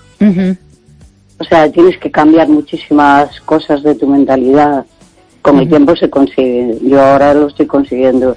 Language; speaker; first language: Spanish; native; Spanish